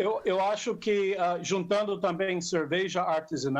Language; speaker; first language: Portuguese; non-native, fluent; English